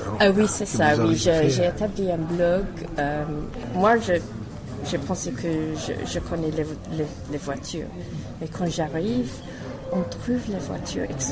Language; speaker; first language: French; non-native, learner; English